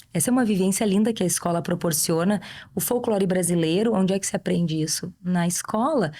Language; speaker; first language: Portuguese; native; Portuguese